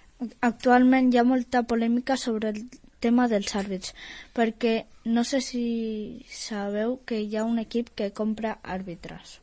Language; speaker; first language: Catalan; non-native, local second language; Spanish